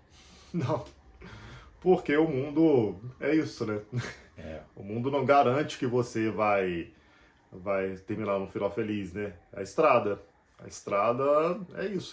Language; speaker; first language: Portuguese; native; Portuguese